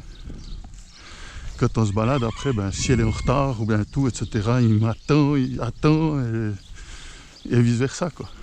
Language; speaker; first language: French; native; French